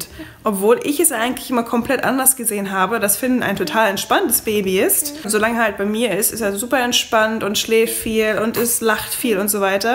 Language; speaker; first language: German; native; German